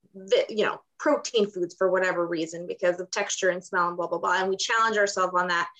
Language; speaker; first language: English; non-native, fluent; Ukrainian